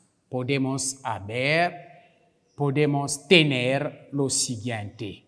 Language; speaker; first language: Spanish; non-native, local second language; French